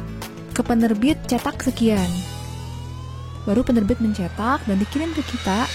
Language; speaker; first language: Indonesian; native; Indonesian